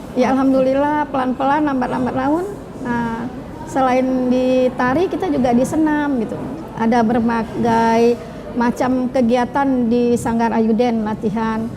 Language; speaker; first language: Indonesian; native; Indonesian